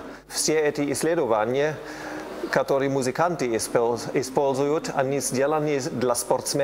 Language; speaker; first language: Russian; non-native, learner; German